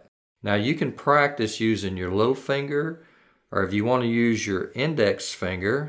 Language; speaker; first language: English; native; English